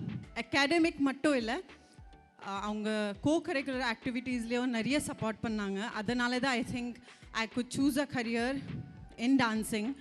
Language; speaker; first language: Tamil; non-native, fluent; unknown